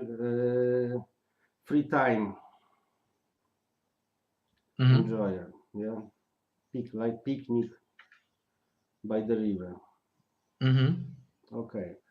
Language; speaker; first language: English; non-native, learner; Polish